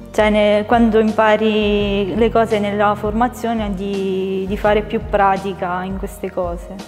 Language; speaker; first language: Italian; native; Italian